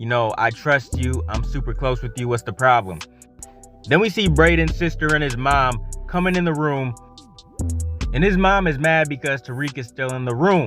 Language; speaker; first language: English; native; English